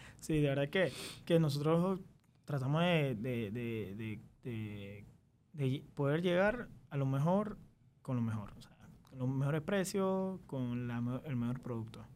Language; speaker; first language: Spanish; early bilingual, other home language; Chinese